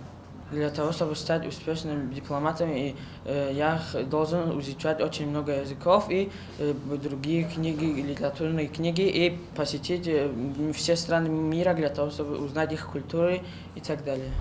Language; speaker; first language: Russian; non-native, local second language; Tajik